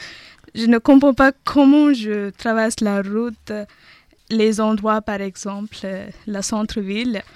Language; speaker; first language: French; non-native, learner; Tamil